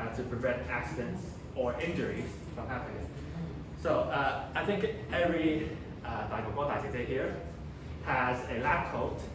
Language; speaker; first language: English; non-native, local second language; Chinese